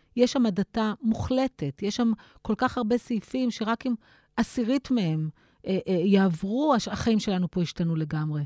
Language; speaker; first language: Hebrew; native; Hebrew